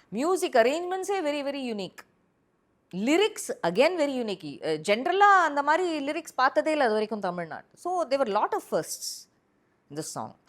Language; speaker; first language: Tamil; early bilingual, heritage; Tamil